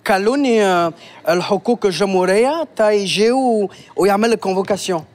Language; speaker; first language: Arabic; early bilingual, other home language; French